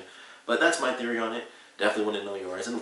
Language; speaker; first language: English; native; English